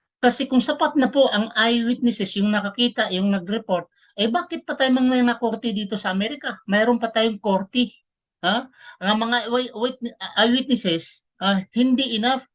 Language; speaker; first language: Filipino; non-native, local second language; Cebuano